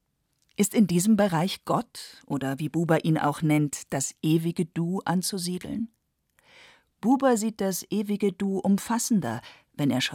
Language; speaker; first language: German; native; German